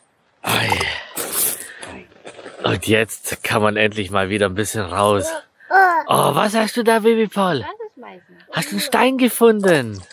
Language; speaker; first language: German; native; German